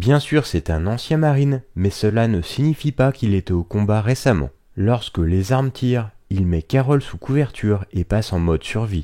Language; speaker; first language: French; native; French